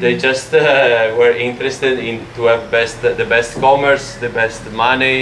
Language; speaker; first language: English; non-native, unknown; Italian